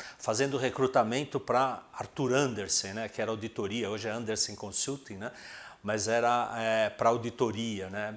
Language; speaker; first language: Portuguese; early bilingual, other home language; Spanish